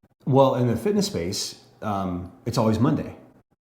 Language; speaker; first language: English; native; English